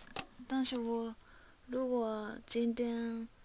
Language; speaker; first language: Chinese; non-native, learner; Japanese